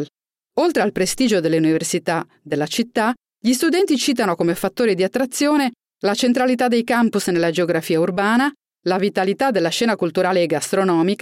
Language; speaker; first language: Italian; native; Italian